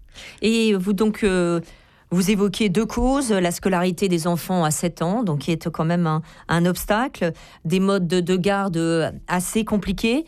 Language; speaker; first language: French; native; French